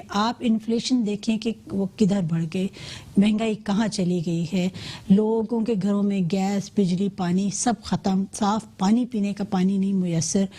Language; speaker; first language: Urdu; native; Urdu